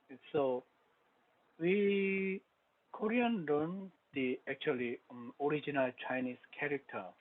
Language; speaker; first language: English; non-native, learner; Korean